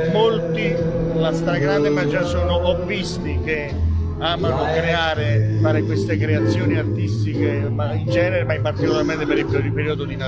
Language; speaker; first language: Italian; native; Italian